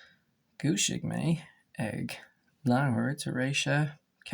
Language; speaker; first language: Irish; non-native, local second language; English